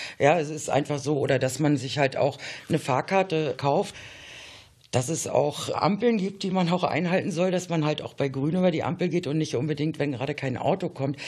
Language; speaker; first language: German; native; German